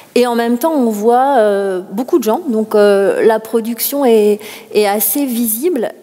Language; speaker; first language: French; native; French